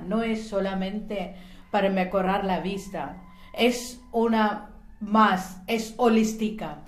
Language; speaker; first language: Spanish; non-native, learner; Hindi